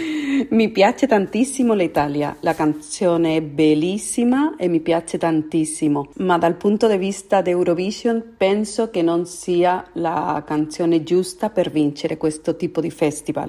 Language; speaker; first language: Italian; non-native, fluent; Spanish